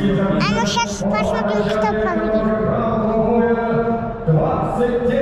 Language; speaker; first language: Russian; non-native, local second language; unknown